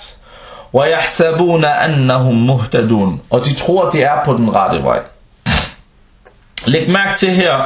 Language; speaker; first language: Danish; early bilingual, other home language; Arabic